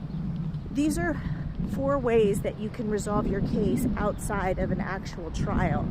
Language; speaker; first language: English; native; English